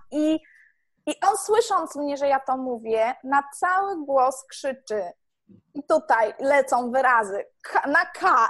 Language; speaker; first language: Polish; native; Polish